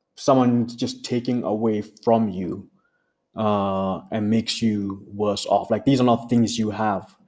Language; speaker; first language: English; non-native, local second language; Tswana